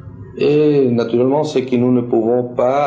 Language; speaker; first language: French; non-native, fluent; Spanish